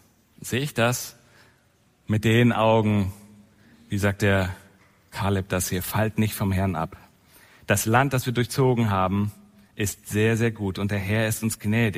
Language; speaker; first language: German; native; German